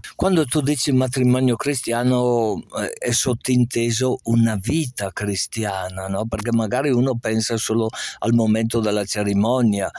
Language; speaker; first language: Italian; native; Italian